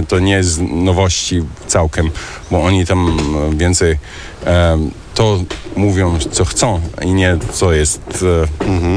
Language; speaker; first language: Polish; early bilingual, heritage; German